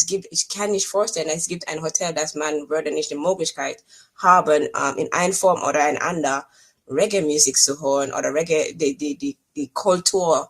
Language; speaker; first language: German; non-native, fluent; English